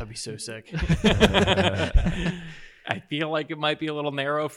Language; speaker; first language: English; native; English